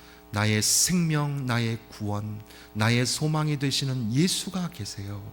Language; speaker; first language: Korean; native; Korean